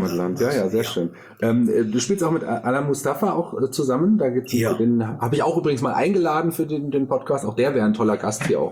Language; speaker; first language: German; native; German